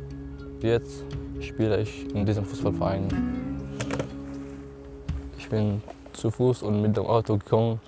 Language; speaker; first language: German; non-native, learner; Arabic